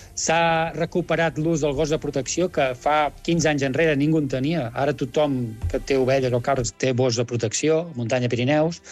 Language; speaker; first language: Catalan; native; Catalan